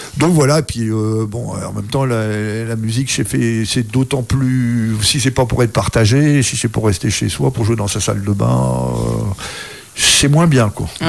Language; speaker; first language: French; native; French